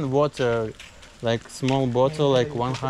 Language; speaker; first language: English; non-native, learner; Russian